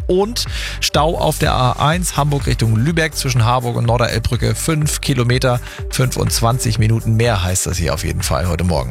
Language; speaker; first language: German; native; German